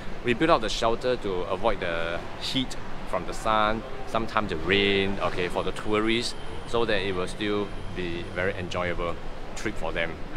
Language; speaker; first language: English; non-native, local second language; Chinese